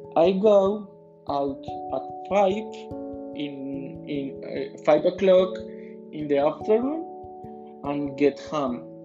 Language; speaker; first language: English; non-native, learner; Spanish